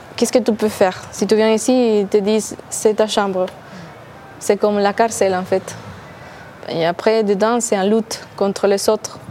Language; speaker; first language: French; non-native, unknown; Spanish